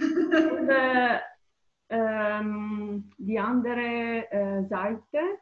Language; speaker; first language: German; non-native, learner; Italian